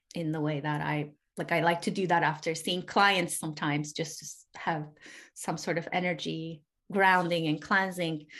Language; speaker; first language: English; non-native, fluent; Turkish